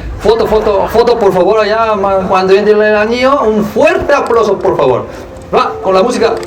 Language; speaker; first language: Spanish; non-native, fluent; Korean